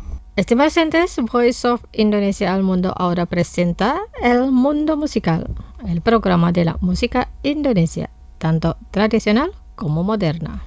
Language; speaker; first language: Spanish; non-native, fluent; Indonesian